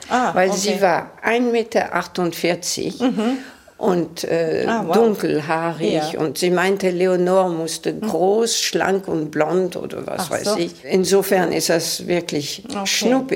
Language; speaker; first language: German; early bilingual, heritage; German